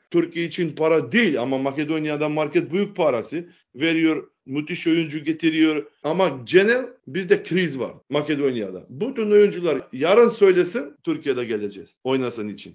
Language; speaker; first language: Turkish; non-native, learner; Macedonian